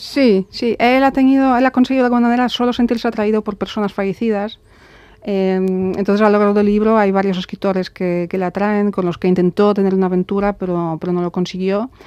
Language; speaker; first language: Spanish; non-native, fluent; Polish